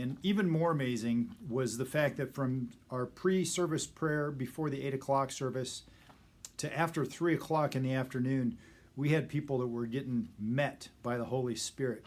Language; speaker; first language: English; native; English